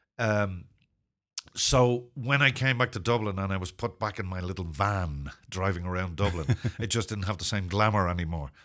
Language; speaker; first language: English; native; English